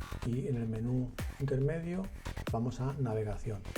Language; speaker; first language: Spanish; native; Spanish